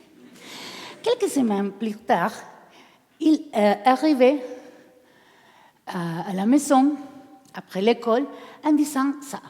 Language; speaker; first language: French; non-native, learner; Spanish